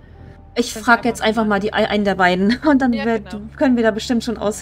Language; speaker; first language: German; native; German